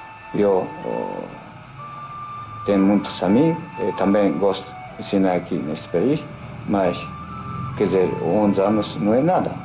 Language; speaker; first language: Portuguese; non-native, learner; Japanese